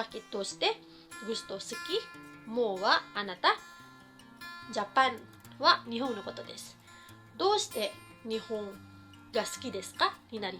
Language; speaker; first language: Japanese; non-native, fluent; Filipino